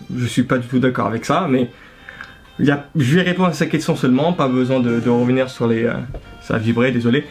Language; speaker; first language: French; early bilingual, other home language; Arabic